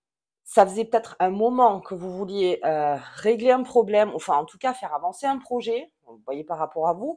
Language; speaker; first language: French; native; French